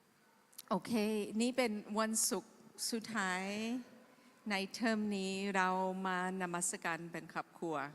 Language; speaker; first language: Thai; non-native, fluent; English